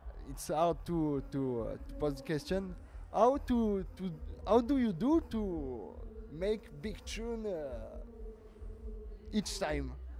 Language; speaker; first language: English; non-native, learner; French